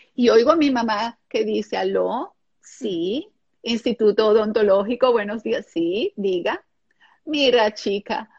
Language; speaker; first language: Spanish; non-native, local second language; German